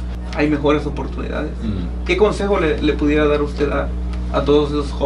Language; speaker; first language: Spanish; native; Spanish